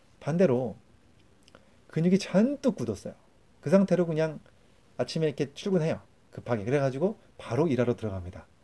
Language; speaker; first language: Korean; native; Korean